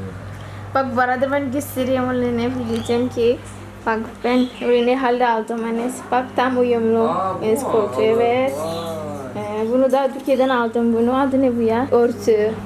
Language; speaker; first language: Turkish; non-native, learner; Indonesian